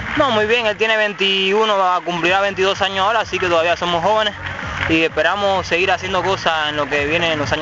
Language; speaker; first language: Spanish; native; Spanish